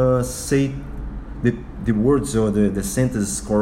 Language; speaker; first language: English; non-native, learner; Portuguese